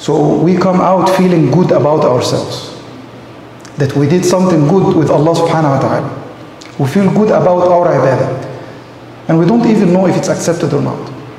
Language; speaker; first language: English; non-native, fluent; Arabic